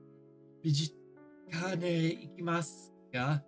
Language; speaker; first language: Japanese; non-native, learner; English